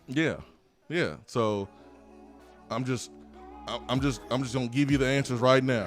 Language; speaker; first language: English; native; English